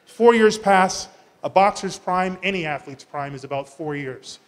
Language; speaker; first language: English; native; English